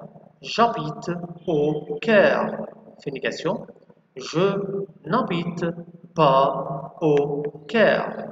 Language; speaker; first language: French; non-native, fluent; Arabic